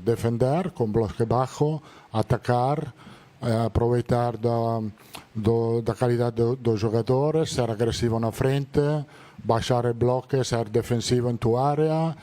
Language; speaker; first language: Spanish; non-native, fluent; Italian